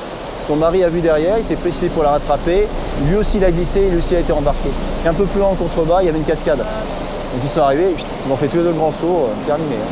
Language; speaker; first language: French; native; French